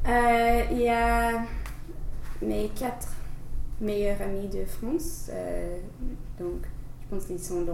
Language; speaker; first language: French; non-native, learner; English